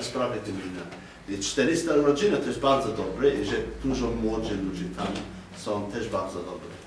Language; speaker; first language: Polish; non-native, learner; English